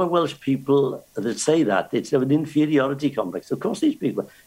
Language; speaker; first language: English; native; English